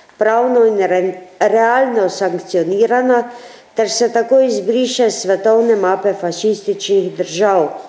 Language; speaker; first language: Slovenian; native; Slovenian